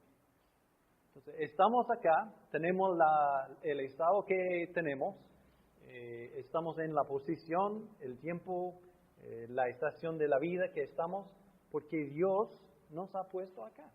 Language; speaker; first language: Spanish; non-native, fluent; English